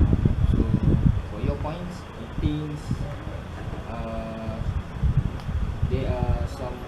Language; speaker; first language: English; non-native, learner; Malay